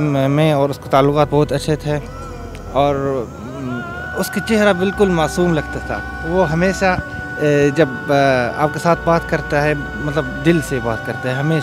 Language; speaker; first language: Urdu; non-native, fluent; Arabic